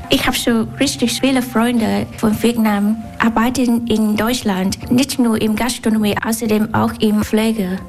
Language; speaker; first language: German; non-native, learner; Vietnamese